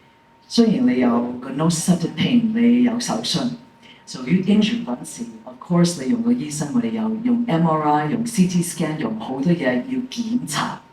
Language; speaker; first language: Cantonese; early bilingual, heritage; English